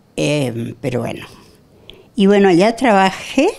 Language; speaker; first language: Spanish; native; Spanish